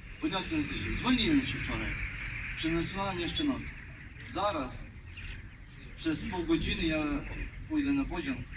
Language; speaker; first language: Polish; non-native, learner; Ukrainian